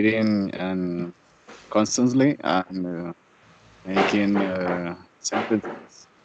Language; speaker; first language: English; non-native, learner; Spanish